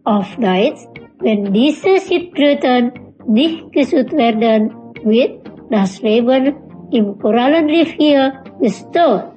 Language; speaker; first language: German; non-native, learner; Indonesian